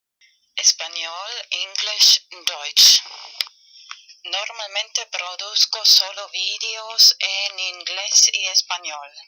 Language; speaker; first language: Spanish; non-native, fluent; German